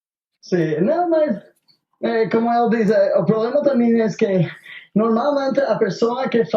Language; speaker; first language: Portuguese; non-native, learner; Spanish